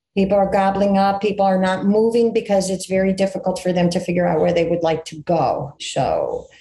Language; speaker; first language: English; early bilingual, other home language; Greek